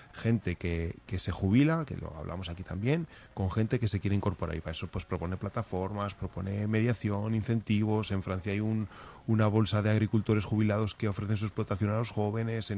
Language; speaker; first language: Spanish; native; Spanish